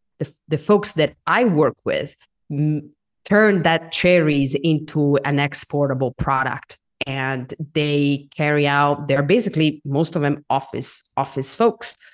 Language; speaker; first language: English; non-native, fluent; Italian